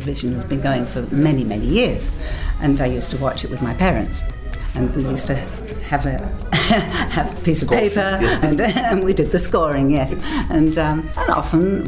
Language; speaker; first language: English; native; English